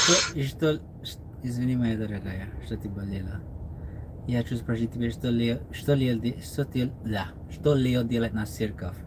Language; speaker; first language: Russian; non-native, learner; English